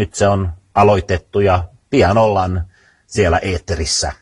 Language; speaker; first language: Finnish; early bilingual, heritage; Finnish